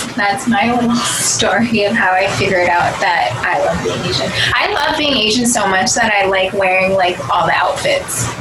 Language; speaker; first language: English; early bilingual, other home language; Cantonese